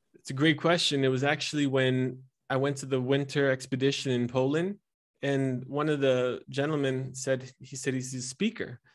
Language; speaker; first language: English; early bilingual, other home language; Italian